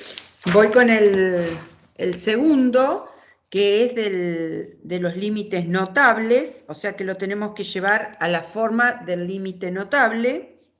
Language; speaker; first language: Spanish; native; Spanish